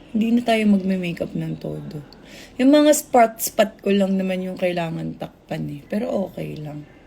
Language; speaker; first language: Filipino; native; Filipino